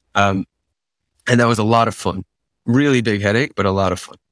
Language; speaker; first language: English; native; English